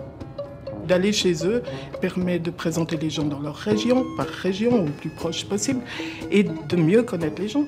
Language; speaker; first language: French; native; French